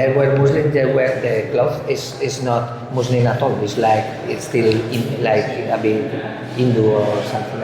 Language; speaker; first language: English; non-native, learner; Spanish